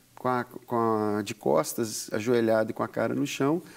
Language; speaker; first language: Portuguese; native; Portuguese